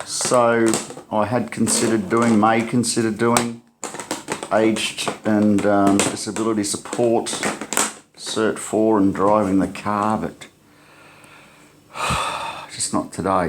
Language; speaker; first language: English; native; English